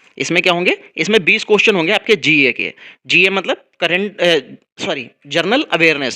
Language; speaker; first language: Hindi; native; Hindi